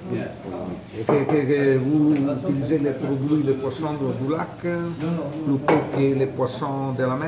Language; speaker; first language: French; non-native, fluent; Italian